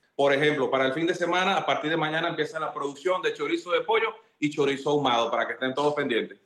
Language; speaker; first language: Spanish; native; Spanish